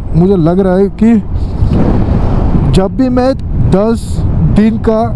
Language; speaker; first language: Hindi; non-native, local second language; Marathi